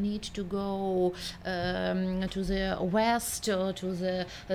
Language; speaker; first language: English; non-native, learner; Ukrainian